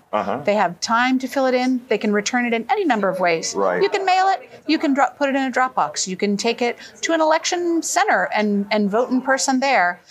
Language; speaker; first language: English; native; English